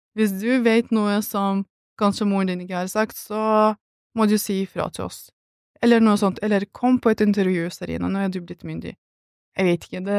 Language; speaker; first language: Norwegian; early bilingual, other home language; Russian